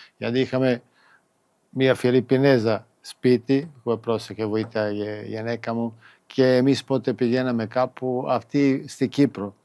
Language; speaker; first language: Greek; non-native, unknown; Serbian